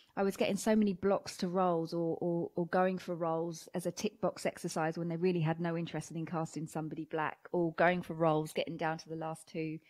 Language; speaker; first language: English; native; English